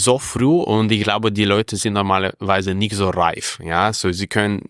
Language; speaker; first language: German; non-native, fluent; Russian